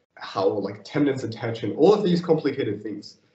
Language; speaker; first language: English; non-native, fluent; German